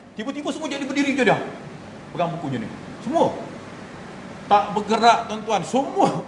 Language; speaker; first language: Malay; native; Malay